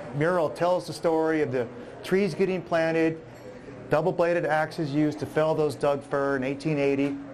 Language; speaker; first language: English; native; English